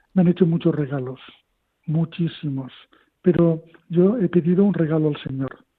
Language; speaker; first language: Spanish; native; Spanish